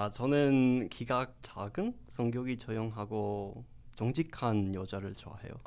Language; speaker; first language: Korean; non-native, learner; English